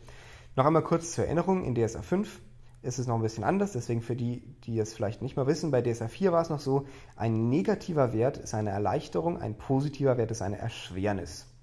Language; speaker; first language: German; native; German